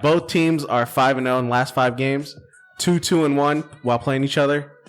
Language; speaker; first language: English; native; English